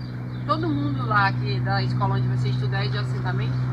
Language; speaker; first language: Portuguese; native; Portuguese